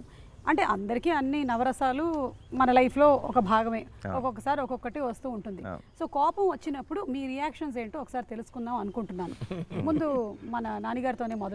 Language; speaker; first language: Telugu; native; Telugu